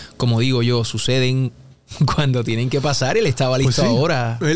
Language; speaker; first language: Spanish; native; Spanish